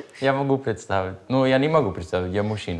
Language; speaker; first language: Russian; non-native, fluent; Dutch